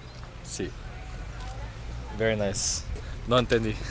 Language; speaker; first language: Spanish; non-native, learner; English